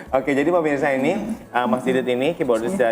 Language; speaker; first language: Indonesian; native; Indonesian